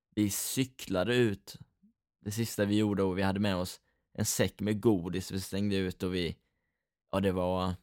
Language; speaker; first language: Swedish; native; Swedish